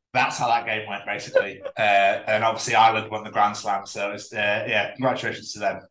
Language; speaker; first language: English; native; English